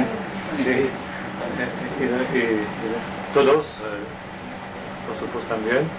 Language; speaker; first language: Spanish; non-native, learner; French